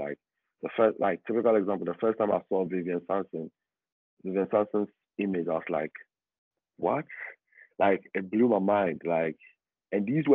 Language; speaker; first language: English; non-native, local second language; Akan